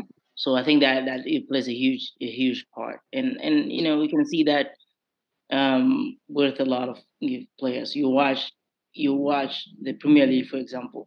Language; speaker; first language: English; non-native, local second language; Southern Sotho